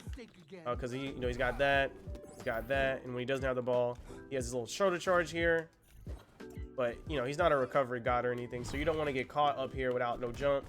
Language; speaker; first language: English; native; English